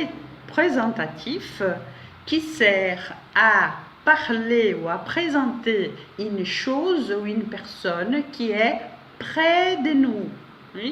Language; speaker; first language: French; non-native, fluent; Portuguese